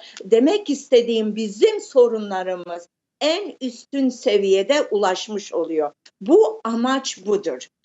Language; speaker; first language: Turkish; early bilingual, heritage; Turkish